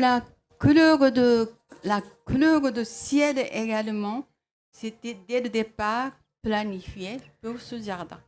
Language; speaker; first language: French; non-native, fluent; Japanese